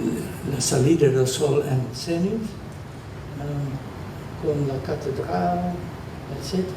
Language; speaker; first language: Spanish; non-native, fluent; Dutch